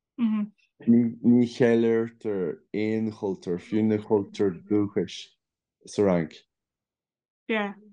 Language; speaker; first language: Irish; non-native, local second language; English